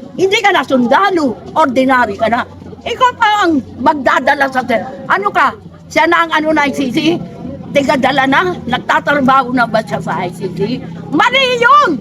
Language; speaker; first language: Filipino; non-native, local second language; Iloko